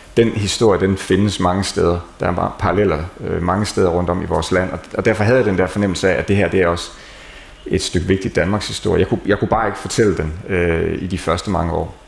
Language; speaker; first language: Danish; native; Danish